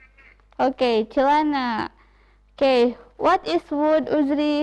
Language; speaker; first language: English; non-native, fluent; Indonesian